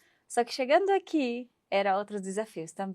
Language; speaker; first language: Portuguese; non-native, fluent; Arabic